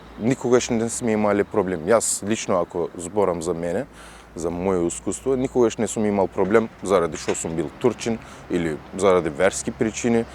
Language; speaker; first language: Macedonian; non-native, fluent; Turkish